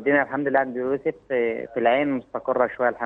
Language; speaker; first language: Arabic; native; Arabic